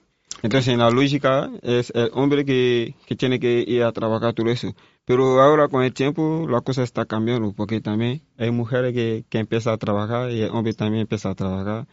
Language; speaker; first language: Spanish; non-native, learner; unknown